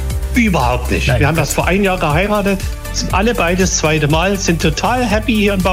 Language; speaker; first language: German; native; German